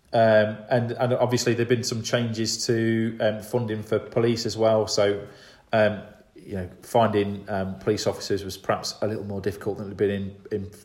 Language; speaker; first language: English; native; English